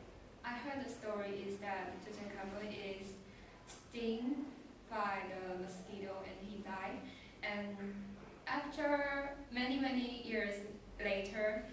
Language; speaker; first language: English; non-native, learner; Chinese